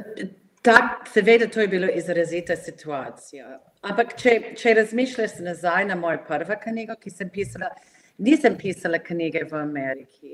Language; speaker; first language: Slovenian; non-native, fluent; English